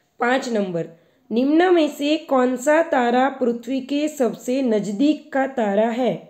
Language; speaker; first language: Hindi; non-native, local second language; Gujarati